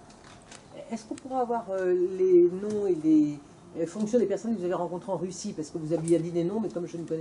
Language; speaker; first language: French; native; French